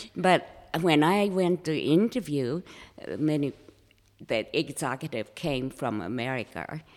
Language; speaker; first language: English; non-native, fluent; Japanese